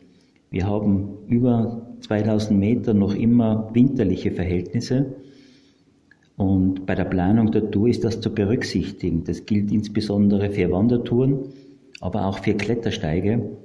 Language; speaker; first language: German; native; German